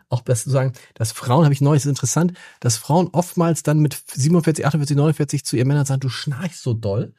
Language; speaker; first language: German; native; German